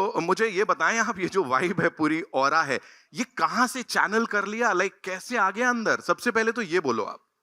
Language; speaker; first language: Hindi; native; Hindi